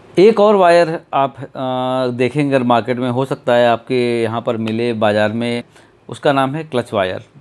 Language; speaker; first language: Hindi; native; Hindi